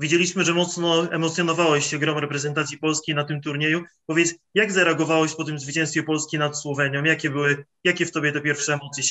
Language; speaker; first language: Polish; native; Polish